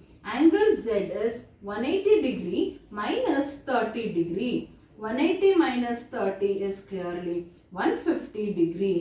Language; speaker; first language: English; non-native, local second language; Kannada